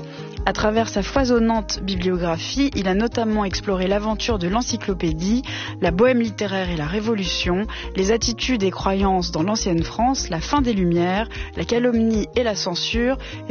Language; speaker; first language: French; native; French